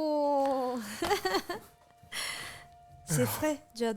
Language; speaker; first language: French; non-native, fluent; Japanese